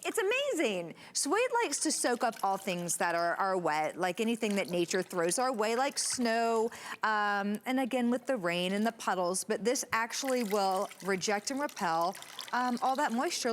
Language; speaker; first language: English; native; English